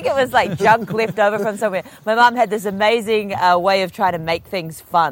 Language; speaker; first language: English; native; English